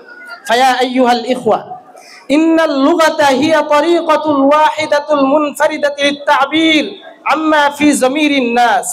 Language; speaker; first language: Arabic; non-native, learner; Bangla